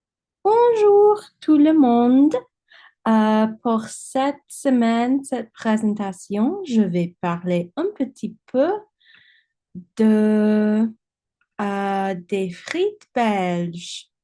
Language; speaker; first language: French; non-native, learner; English